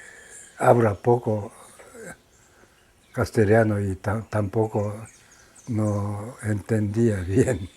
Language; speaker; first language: Spanish; non-native, learner; Japanese